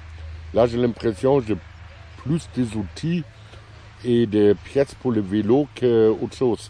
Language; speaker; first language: French; non-native, fluent; German